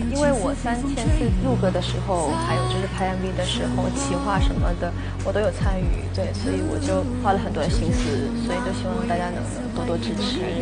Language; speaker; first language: Chinese; non-native, fluent; Thai